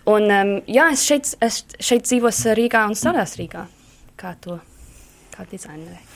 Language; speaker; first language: Latvian; early bilingual, heritage; Latvian